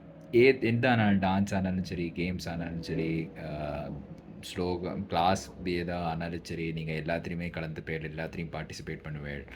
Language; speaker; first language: Tamil; native; Tamil